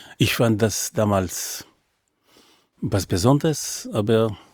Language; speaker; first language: German; non-native, fluent; Hebrew